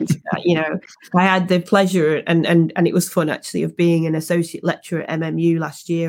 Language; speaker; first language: English; native; English